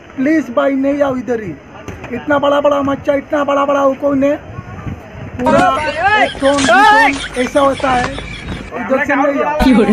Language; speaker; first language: Hindi; non-native, local second language; Bangla